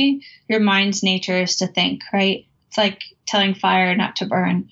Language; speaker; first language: English; native; English